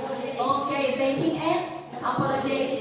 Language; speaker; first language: English; non-native, fluent; Indonesian